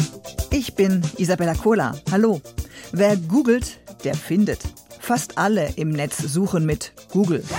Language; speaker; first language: German; native; German